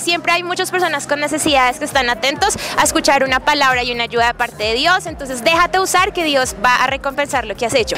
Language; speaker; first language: Spanish; native; Spanish